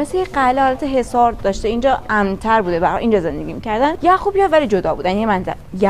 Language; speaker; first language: Persian; native; Persian